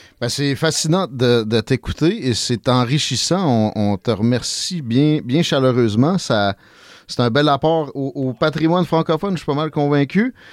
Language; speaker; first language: French; native; French